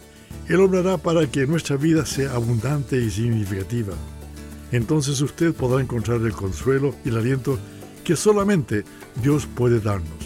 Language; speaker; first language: Spanish; non-native, fluent; English